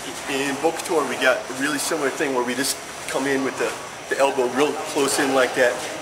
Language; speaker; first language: English; native; English